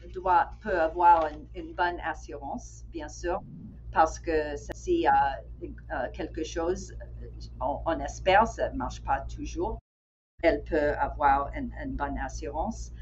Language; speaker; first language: French; non-native, fluent; English